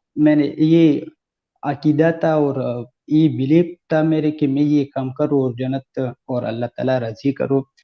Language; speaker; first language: Hindi; non-native, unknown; Pashto